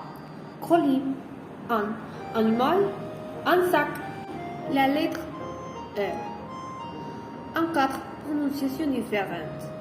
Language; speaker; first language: French; non-native, learner; Spanish